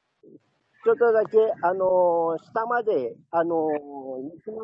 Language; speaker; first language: Japanese; non-native, fluent; Malagasy